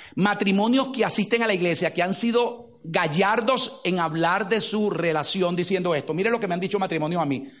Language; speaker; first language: Spanish; native; Spanish